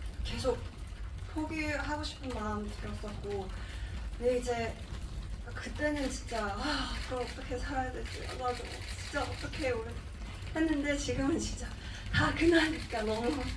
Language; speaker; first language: Korean; non-native, fluent; Cantonese